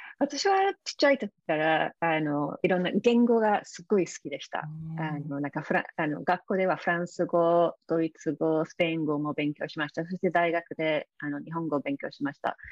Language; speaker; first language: Japanese; non-native, fluent; English